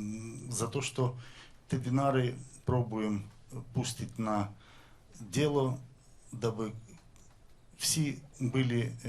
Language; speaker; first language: Slovenian; non-native, learner; Russian